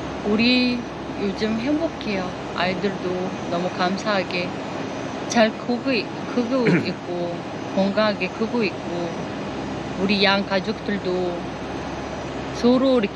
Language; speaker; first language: Korean; non-native, fluent; Uzbek